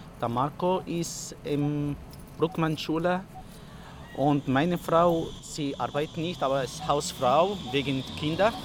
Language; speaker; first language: German; non-native, learner; Arabic